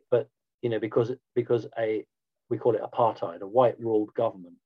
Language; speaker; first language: English; native; English